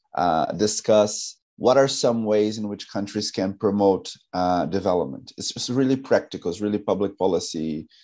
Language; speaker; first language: English; non-native, fluent; Portuguese